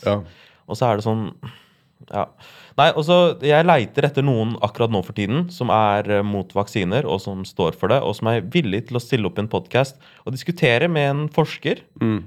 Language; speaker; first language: Norwegian; native; Norwegian